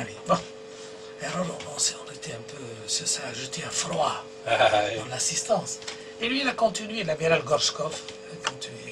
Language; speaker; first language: French; non-native, local second language; Arabic